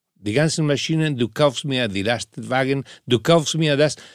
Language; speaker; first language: German; non-native, fluent; Spanish